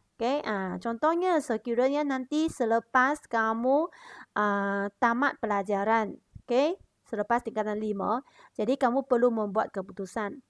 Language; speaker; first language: Malay; non-native, local second language; Chinese